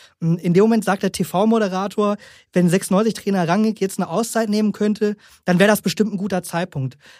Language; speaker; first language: German; native; German